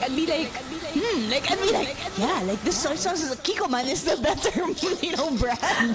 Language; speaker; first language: English; non-native, local second language; Filipino